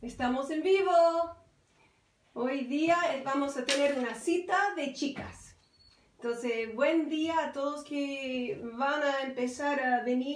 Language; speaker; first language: Spanish; non-native, fluent; English